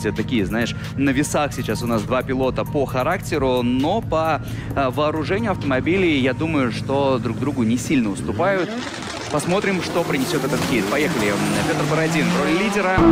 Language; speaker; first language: Russian; native; Russian